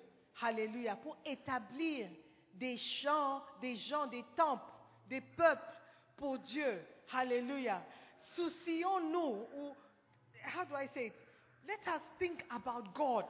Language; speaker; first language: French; non-native, fluent; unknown